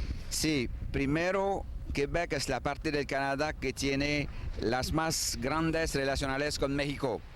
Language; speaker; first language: Spanish; non-native, learner; French